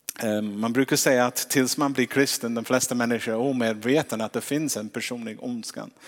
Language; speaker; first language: Swedish; non-native, fluent; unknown